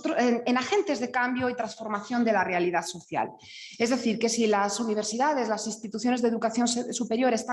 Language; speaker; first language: Spanish; native; Spanish